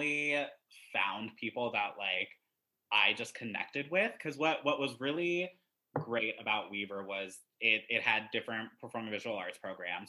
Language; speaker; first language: English; native; English